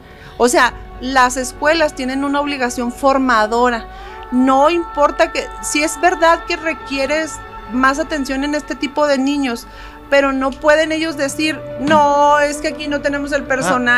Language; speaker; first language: Spanish; native; Spanish